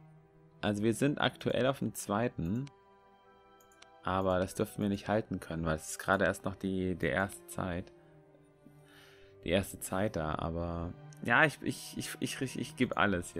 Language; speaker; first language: German; native; German